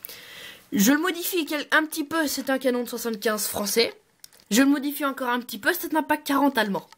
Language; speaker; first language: French; native; French